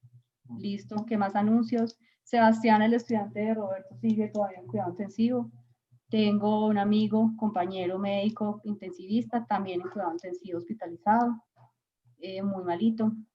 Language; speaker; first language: Spanish; native; Spanish